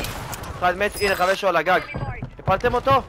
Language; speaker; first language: Hebrew; native; Hebrew